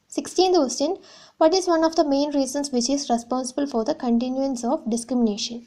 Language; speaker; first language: English; non-native, local second language; Malayalam